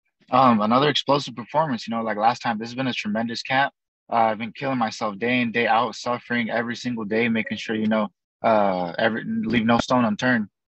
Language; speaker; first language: English; early bilingual, other home language; Spanish